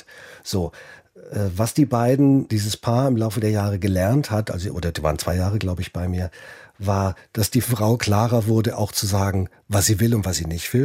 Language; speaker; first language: German; native; German